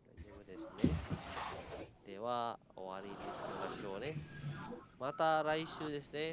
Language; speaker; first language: Japanese; non-native, local second language; Indonesian